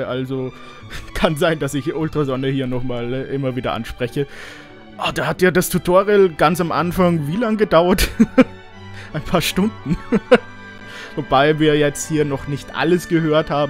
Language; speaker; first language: German; native; German